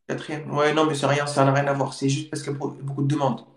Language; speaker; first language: French; native; French